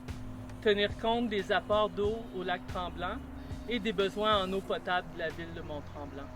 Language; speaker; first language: French; native; French